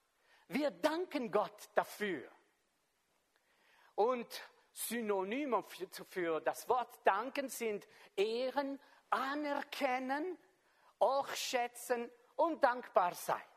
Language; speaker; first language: German; non-native, fluent; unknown